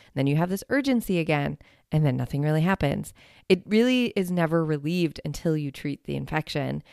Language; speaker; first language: English; native; English